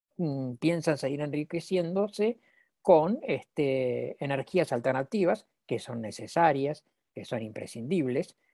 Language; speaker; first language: Spanish; native; Spanish